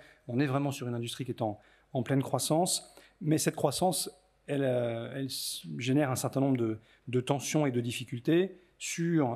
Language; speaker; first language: French; native; French